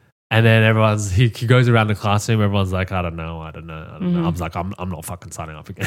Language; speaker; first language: English; native; English